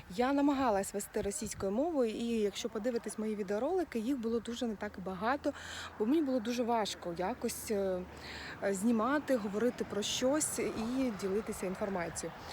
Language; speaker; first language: Ukrainian; native; Ukrainian